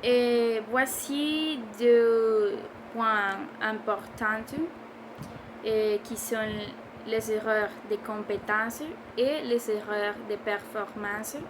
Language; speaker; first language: French; non-native, learner; Spanish